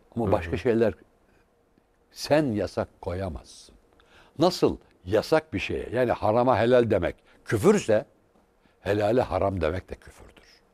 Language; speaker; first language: Turkish; native; Turkish